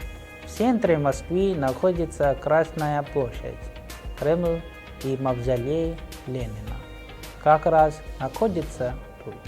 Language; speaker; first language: Russian; non-native, fluent; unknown